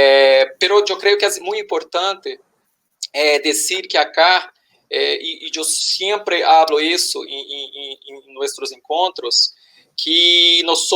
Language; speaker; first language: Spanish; non-native, learner; Portuguese